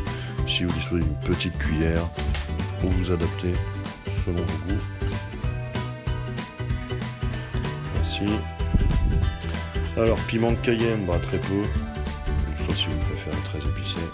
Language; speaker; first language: French; native; French